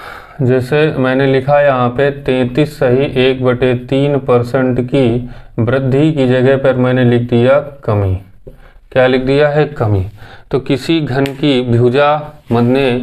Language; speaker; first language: Hindi; native; Hindi